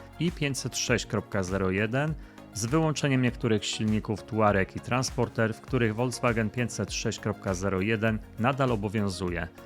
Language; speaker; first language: Polish; native; Polish